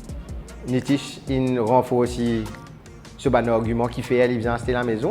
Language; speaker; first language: French; non-native, local second language; Morisyen